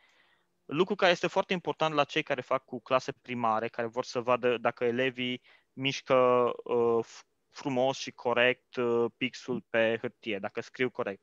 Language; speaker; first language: Romanian; native; Romanian